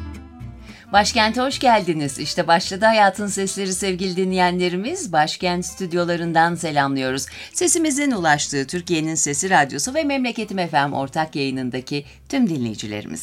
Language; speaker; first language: Turkish; native; Turkish